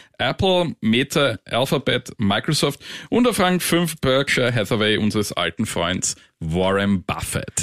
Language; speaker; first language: German; native; German